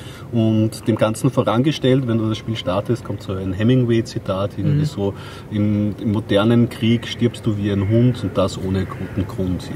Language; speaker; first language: German; native; German